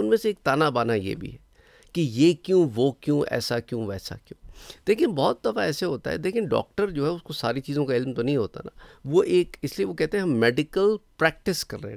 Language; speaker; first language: Urdu; native; Urdu